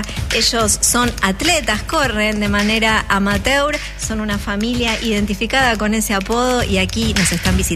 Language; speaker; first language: Spanish; native; Spanish